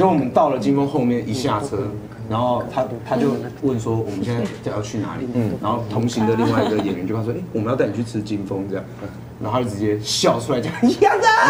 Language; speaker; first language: Chinese; native; Chinese